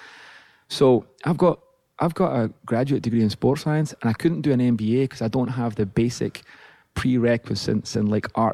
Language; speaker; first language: English; native; English